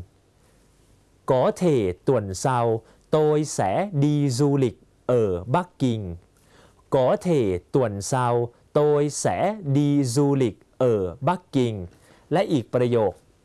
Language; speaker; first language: Thai; native; Thai